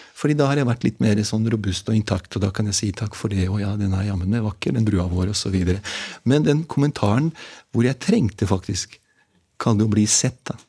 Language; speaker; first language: Norwegian; non-native, fluent; Bosnian